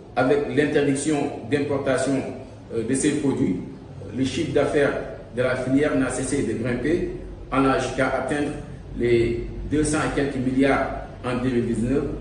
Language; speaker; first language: French; non-native, local second language; Wolof